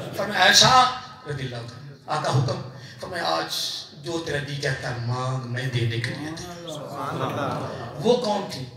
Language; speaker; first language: Urdu; non-native, local second language; Punjabi